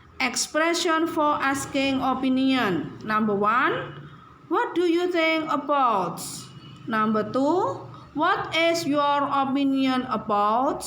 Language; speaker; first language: English; non-native, learner; Indonesian